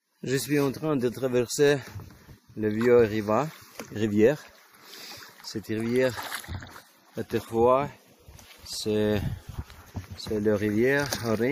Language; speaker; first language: French; non-native, learner; Ukrainian